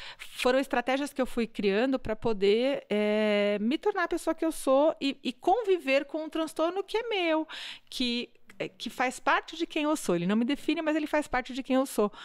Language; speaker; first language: Portuguese; native; Portuguese